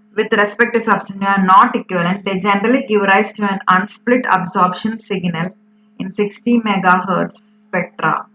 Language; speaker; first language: English; non-native, local second language; Malayalam